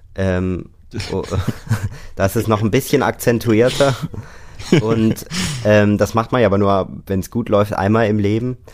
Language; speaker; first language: German; native; German